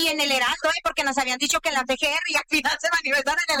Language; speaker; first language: Spanish; native; Spanish